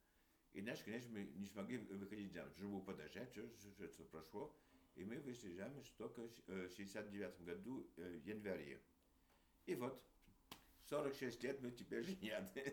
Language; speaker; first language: Russian; early bilingual, heritage; Russian